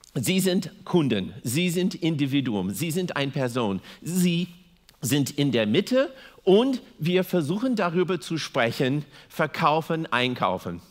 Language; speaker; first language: German; non-native, fluent; English